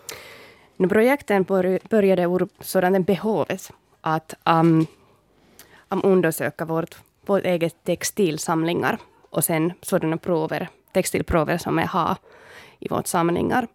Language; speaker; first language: Swedish; non-native, local second language; Finnish